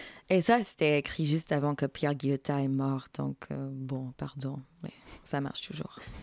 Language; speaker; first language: French; non-native, fluent; English